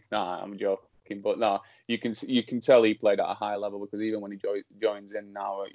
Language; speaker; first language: English; early bilingual, other home language; Slovak